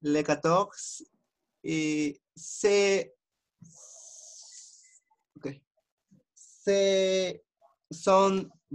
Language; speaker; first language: French; non-native, learner; Spanish